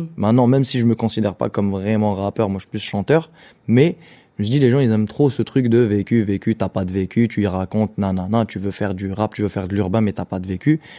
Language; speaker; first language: French; non-native, local second language; Arabic